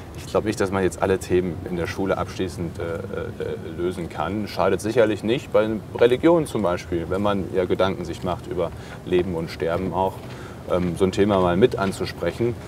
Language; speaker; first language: German; native; German